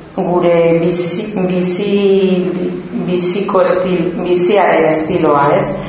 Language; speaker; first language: Basque; non-native, local second language; Spanish